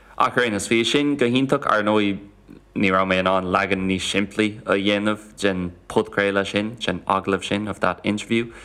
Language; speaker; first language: Irish; non-native, local second language; English